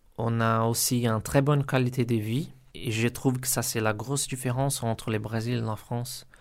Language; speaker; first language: French; non-native, learner; Portuguese